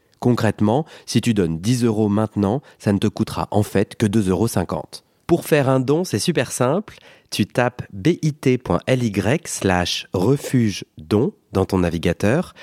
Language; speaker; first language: French; native; French